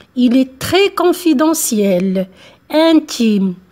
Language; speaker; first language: French; non-native, local second language; Arabic